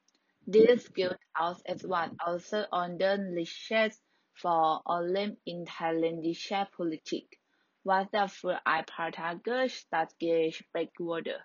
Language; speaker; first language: German; non-native, learner; Thai